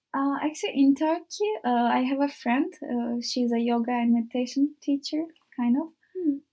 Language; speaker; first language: English; non-native, learner; Turkish